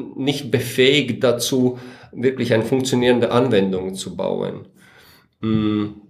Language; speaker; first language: German; non-native, fluent; Latvian